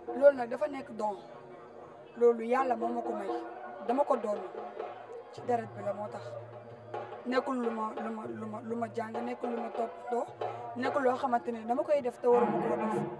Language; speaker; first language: Wolof; non-native, local second language; Serer